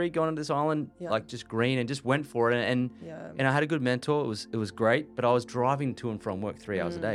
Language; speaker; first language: English; native; English